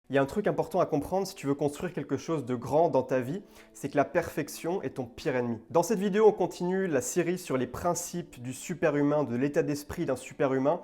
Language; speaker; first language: French; native; French